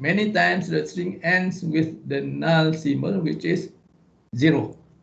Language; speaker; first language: English; non-native, local second language; Malay